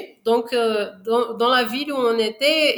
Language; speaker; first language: French; non-native, fluent; Portuguese